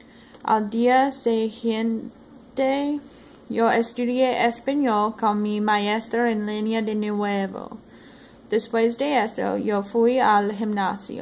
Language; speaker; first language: Spanish; non-native, learner; English